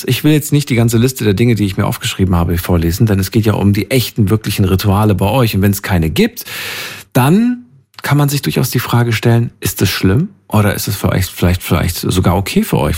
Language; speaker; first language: German; native; German